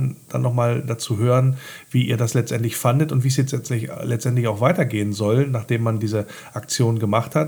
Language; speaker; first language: German; native; German